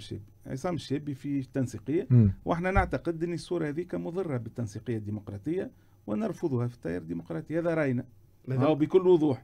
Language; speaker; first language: Arabic; native; Arabic